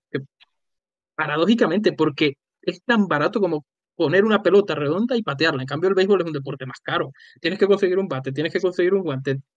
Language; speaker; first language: Spanish; native; Spanish